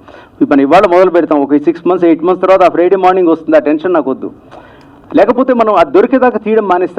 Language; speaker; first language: Telugu; native; Telugu